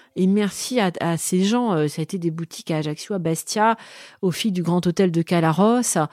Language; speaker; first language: French; native; French